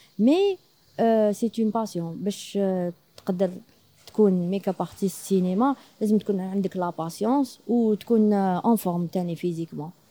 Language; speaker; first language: French; non-native, local second language; Arabic